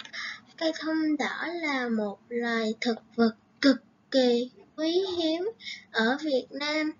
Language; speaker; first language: Vietnamese; native; Vietnamese